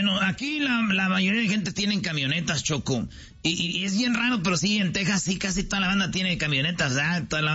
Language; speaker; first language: Spanish; native; Spanish